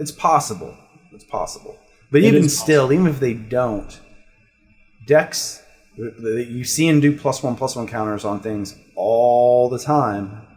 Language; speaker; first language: English; native; English